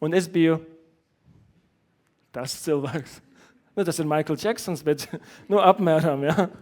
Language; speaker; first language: Latvian; non-native, learner; German